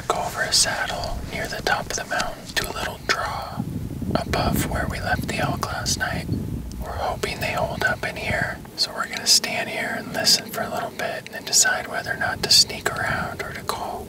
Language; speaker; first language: English; native; English